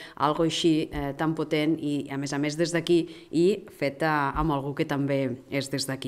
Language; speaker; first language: Catalan; native; Catalan